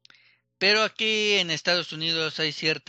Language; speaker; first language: Spanish; native; Spanish